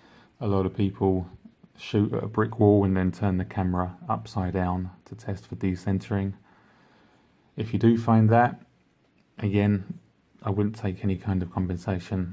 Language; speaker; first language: English; native; English